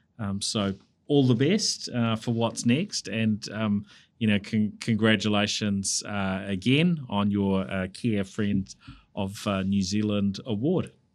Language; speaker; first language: English; native; English